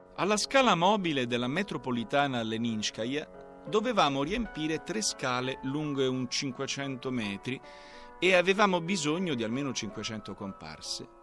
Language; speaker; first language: Italian; native; Italian